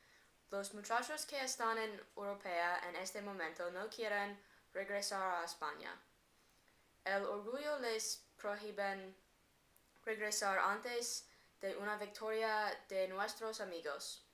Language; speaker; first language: Spanish; non-native, learner; English